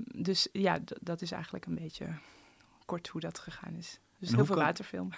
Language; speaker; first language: Dutch; early bilingual, other home language; Persian